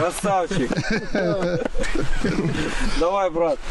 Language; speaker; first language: Russian; native; Russian